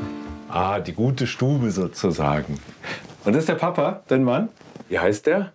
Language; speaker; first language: German; native; German